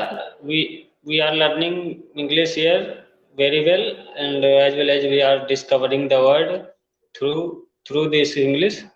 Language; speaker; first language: English; non-native, fluent; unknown